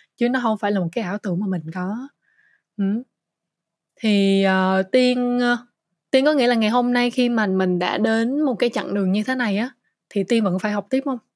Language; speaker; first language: Vietnamese; native; Vietnamese